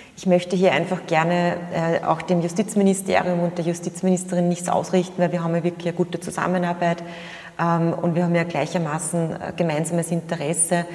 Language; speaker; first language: German; native; German